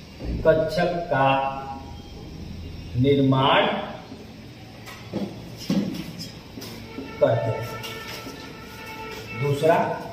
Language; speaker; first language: Hindi; native; Hindi